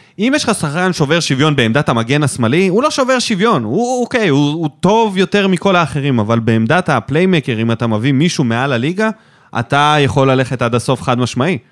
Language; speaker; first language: Hebrew; native; Hebrew